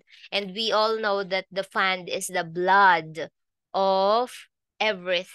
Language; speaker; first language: English; non-native, local second language; Filipino